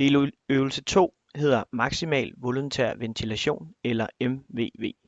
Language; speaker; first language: Danish; native; Danish